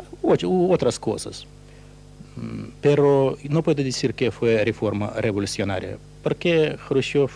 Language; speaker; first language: Spanish; non-native, fluent; Russian